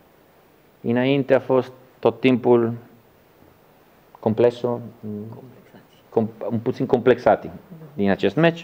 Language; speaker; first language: Romanian; non-native, learner; Italian